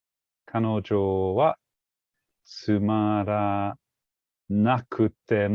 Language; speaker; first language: Japanese; non-native, fluent; English